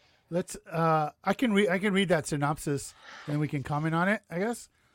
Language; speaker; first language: English; native; English